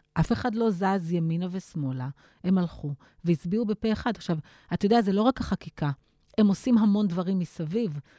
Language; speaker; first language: Hebrew; native; Hebrew